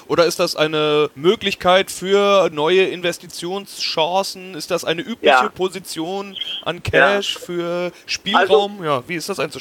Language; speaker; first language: German; native; German